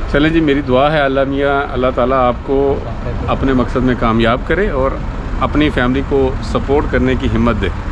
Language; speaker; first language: Hindi; native; Hindi